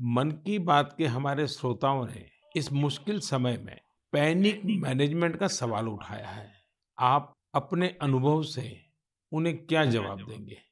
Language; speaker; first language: Hindi; non-native, local second language; Gujarati